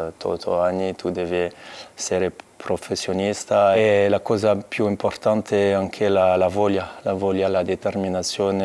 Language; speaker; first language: Italian; non-native, fluent; French